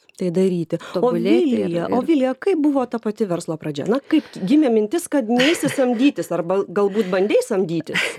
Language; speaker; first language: Lithuanian; native; Lithuanian